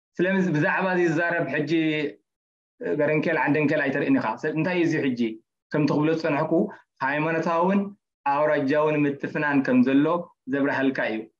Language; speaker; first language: Tigrinya; native; Tigrinya